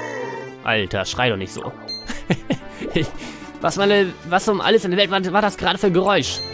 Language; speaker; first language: German; native; German